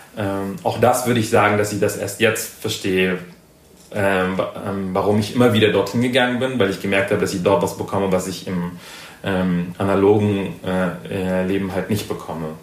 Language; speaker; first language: German; early bilingual, other home language; Persian